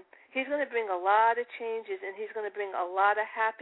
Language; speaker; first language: English; early bilingual, other home language; Italian